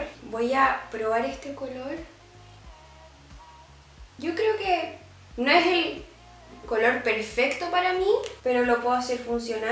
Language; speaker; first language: Spanish; native; Spanish